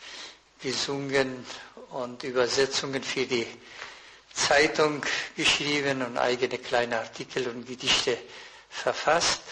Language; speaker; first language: German; non-native, fluent; Persian